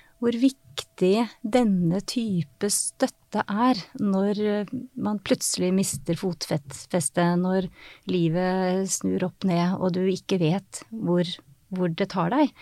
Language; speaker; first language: Norwegian; native; Norwegian